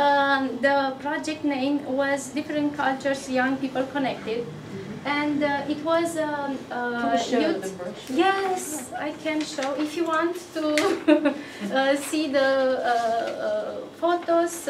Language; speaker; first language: English; non-native, fluent; Romanian